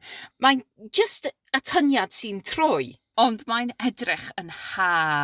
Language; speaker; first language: Welsh; non-native, learner; English